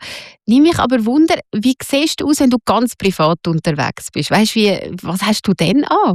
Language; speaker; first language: German; native; German